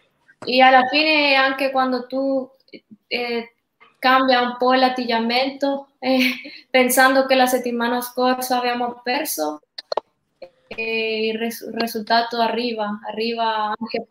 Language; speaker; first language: Italian; non-native, learner; Spanish